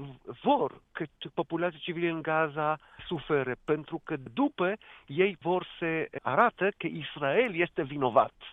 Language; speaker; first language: Romanian; non-native, fluent; Hebrew